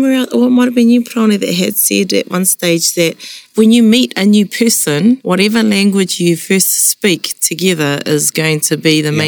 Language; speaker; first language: English; non-native, local second language; Māori